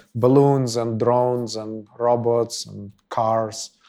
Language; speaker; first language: English; non-native, fluent; Russian